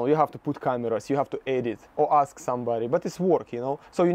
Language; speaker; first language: English; non-native, fluent; Russian